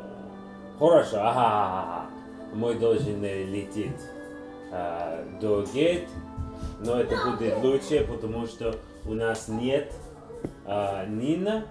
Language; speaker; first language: Russian; non-native, learner; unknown